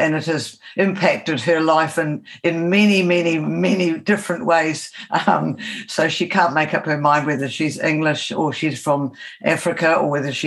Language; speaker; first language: English; native; English